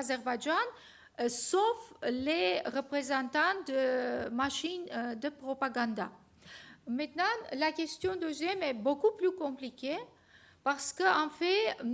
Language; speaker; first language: French; non-native, fluent; Armenian